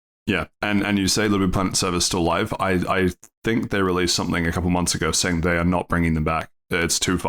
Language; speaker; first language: English; native; English